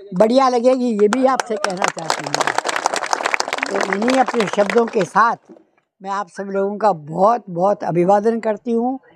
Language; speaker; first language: Hindi; native; Hindi